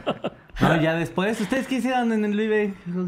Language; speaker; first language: Spanish; native; Spanish